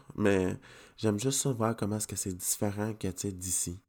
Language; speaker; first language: French; native; French